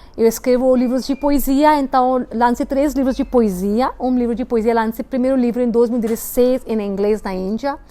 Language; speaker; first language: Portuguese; non-native, fluent; Hindi